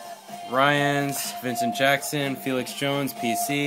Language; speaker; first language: English; native; English